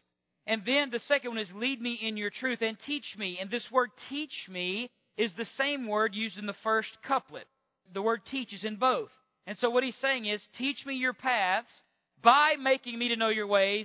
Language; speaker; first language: English; native; English